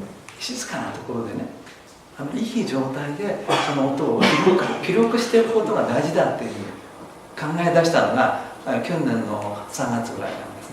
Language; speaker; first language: Japanese; native; Japanese